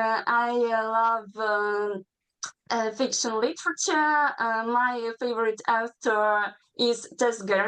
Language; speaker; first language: English; non-native, learner; Ukrainian